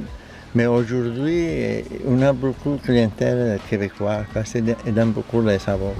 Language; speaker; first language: French; non-native, learner; Spanish